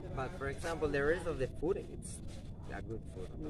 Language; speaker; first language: English; non-native, learner; Spanish